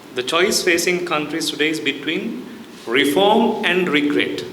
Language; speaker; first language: English; non-native, local second language; Sinhala